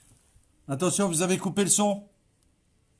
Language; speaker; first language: French; native; French